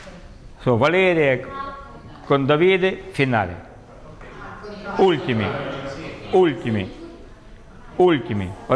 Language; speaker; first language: Italian; non-native, learner; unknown